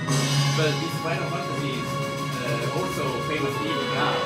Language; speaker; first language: English; non-native, learner; Japanese